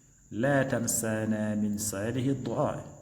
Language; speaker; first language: Arabic; non-native, fluent; Wolof